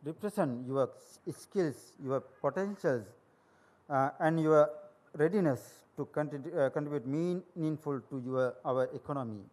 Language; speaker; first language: English; non-native, local second language; Sinhala